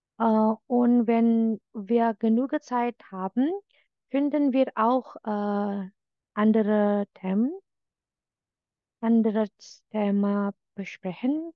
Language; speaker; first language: German; non-native, fluent; Indonesian